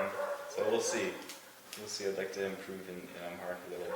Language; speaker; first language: English; native; English